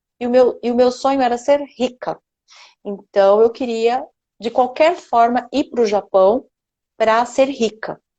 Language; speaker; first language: Portuguese; non-native, local second language; Japanese